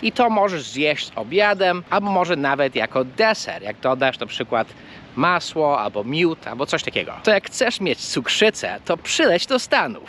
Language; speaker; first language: Polish; non-native, fluent; English